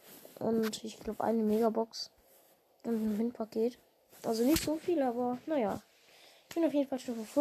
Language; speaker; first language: German; native; German